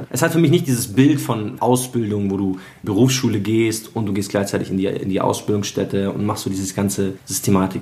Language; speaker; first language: German; early bilingual, other home language; Arabic